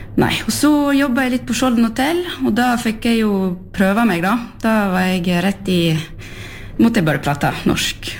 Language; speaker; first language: Norwegian; early bilingual, heritage; French